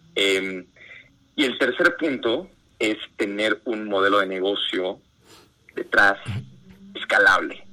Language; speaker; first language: Spanish; native; Spanish